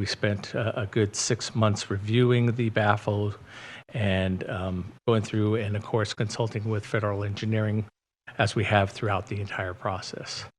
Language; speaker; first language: English; native; English